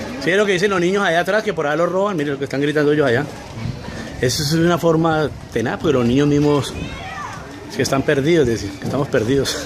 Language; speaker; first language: Spanish; native; Spanish